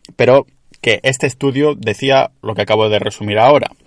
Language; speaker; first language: Spanish; native; Spanish